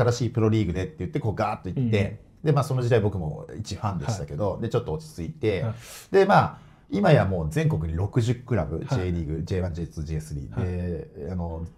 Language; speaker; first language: Japanese; native; Japanese